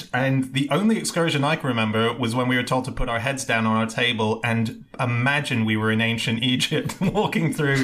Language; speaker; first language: English; native; English